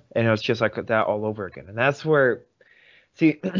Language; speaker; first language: English; early bilingual, other home language; Russian